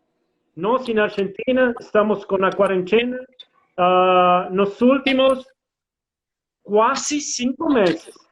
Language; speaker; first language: Portuguese; non-native, fluent; Spanish